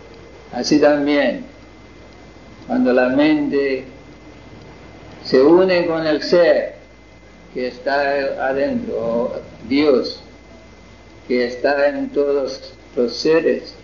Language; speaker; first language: Spanish; non-native, fluent; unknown